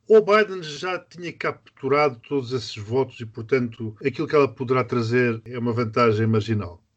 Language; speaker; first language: Portuguese; native; Portuguese